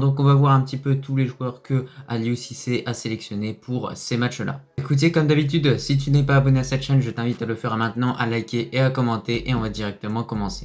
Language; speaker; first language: French; native; French